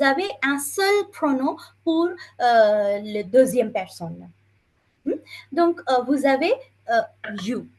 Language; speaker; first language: French; non-native, fluent; Bangla